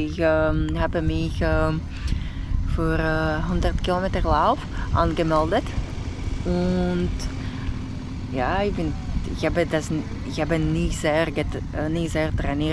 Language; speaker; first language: German; non-native, learner; Slovak